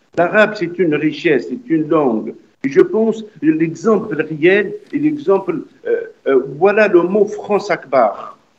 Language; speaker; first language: French; non-native, local second language; Arabic